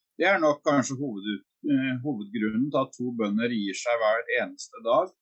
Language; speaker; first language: Norwegian; native; Norwegian